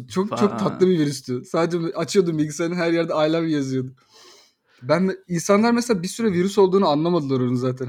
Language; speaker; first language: Turkish; native; Turkish